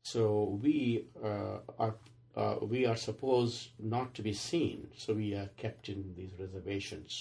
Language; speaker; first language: English; non-native, local second language; Telugu